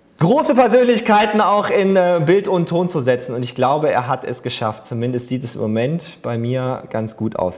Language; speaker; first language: German; native; German